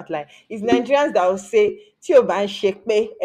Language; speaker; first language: English; non-native, local second language; Yoruba